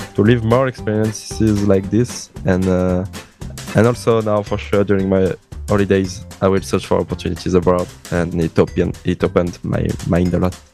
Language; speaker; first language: English; non-native, fluent; French